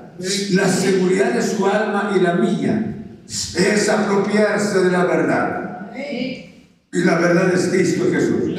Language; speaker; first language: Spanish; native; Spanish